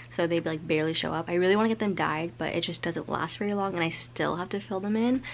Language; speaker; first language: English; native; English